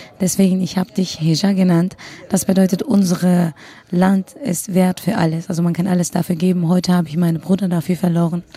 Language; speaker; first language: German; non-native, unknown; Kurdish